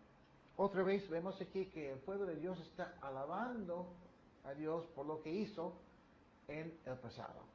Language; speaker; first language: Spanish; non-native, fluent; English